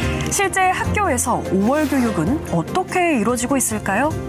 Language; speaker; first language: Korean; native; Korean